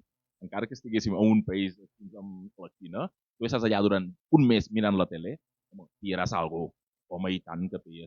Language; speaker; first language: Catalan; non-native, fluent; Wolof